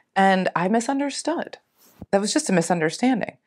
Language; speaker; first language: English; native; English